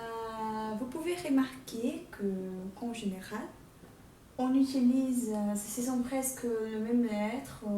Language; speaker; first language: French; non-native, fluent; Portuguese